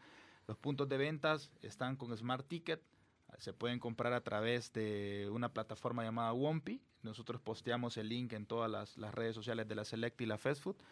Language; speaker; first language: Spanish; native; Spanish